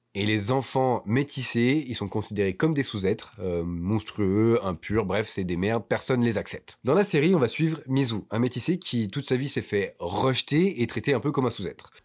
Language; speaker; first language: French; native; French